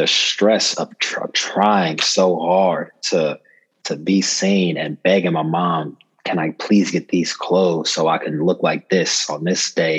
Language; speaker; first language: English; native; English